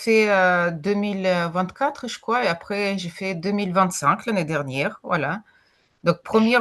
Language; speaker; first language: French; non-native, fluent; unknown